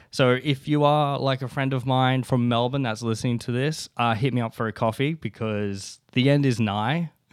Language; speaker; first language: English; native; English